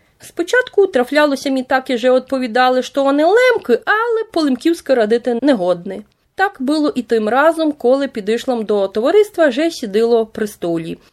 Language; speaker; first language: Ukrainian; native; Ukrainian